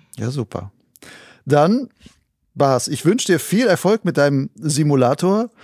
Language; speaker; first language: German; native; German